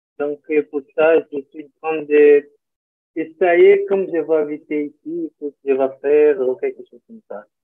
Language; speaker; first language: French; non-native, learner; Portuguese